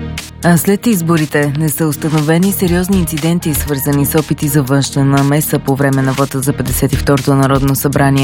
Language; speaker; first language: Bulgarian; native; Bulgarian